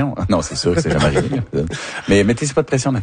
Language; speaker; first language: French; native; French